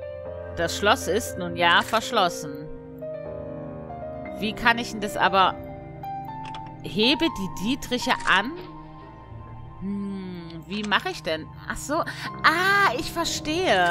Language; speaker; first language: German; native; German